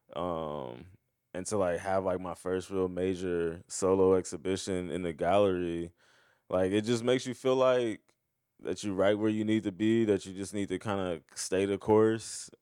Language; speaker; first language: English; native; English